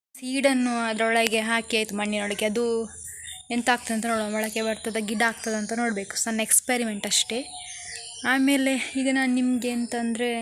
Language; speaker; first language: Kannada; non-native, local second language; Tulu